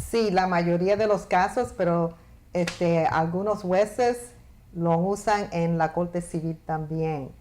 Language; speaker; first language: Spanish; early bilingual, heritage; Spanish